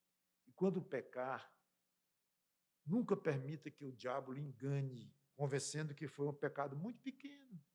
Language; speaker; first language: Portuguese; native; Portuguese